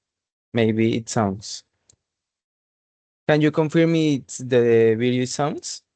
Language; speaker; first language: English; non-native, learner; Spanish